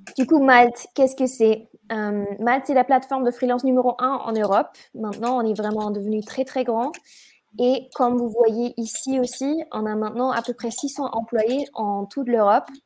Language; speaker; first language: French; non-native, fluent; German